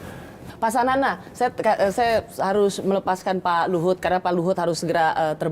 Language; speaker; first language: Indonesian; native; Indonesian